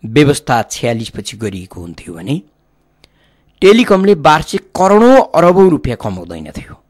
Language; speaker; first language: Nepali; native; Nepali